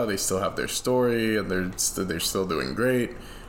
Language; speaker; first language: English; non-native, fluent; Spanish